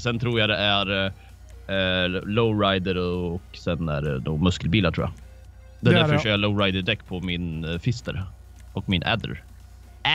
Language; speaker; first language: Swedish; native; Swedish